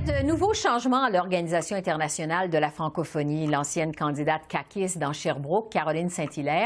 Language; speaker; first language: French; native; French